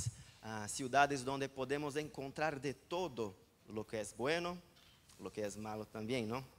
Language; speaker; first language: Spanish; non-native, fluent; Portuguese